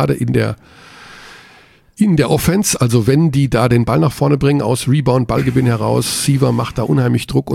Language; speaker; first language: German; native; German